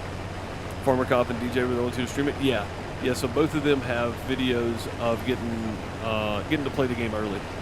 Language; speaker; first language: English; native; English